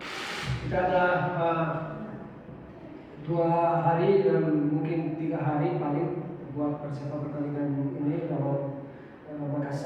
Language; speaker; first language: Indonesian; non-native, fluent; Portuguese